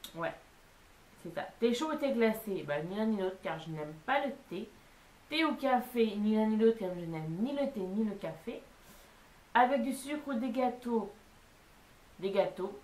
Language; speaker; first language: French; native; French